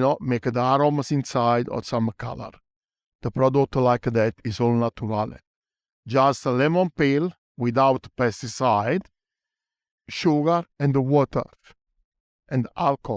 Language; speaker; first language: English; non-native, learner; Italian